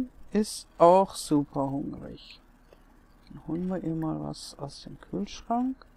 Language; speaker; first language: German; native; German